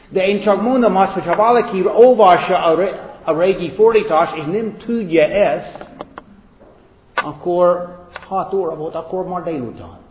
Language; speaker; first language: Hungarian; non-native, fluent; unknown